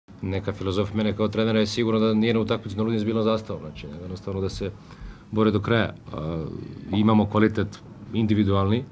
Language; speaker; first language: Serbian; native; Serbian